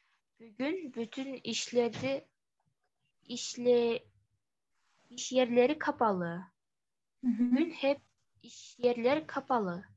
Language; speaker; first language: Turkish; non-native, learner; Kyrgyz